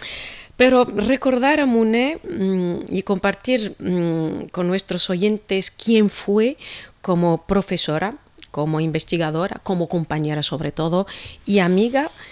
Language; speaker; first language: Spanish; non-native, fluent; Arabic